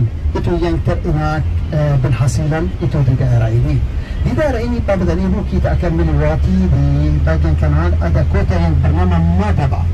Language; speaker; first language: Indonesian; non-native, learner; Arabic